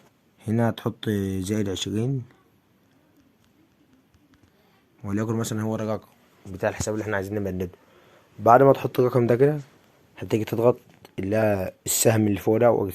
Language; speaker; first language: Arabic; native; Arabic